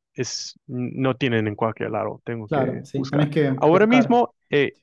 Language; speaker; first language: Spanish; non-native, fluent; English